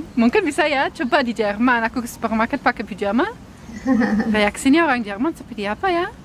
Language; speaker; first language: Indonesian; non-native, fluent; German